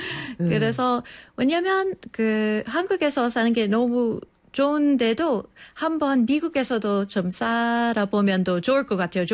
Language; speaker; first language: Korean; non-native, fluent; English